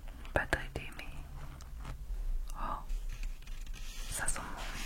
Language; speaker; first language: French; non-native, fluent; English